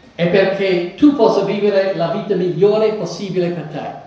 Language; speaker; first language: Italian; non-native, fluent; English